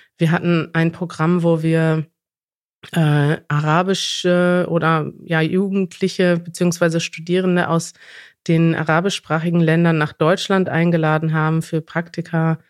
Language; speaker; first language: German; native; German